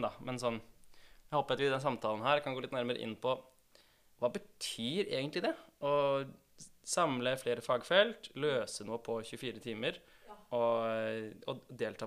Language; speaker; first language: Norwegian; native; Norwegian